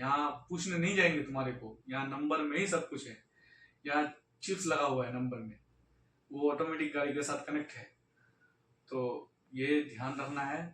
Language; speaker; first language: Hindi; native; Hindi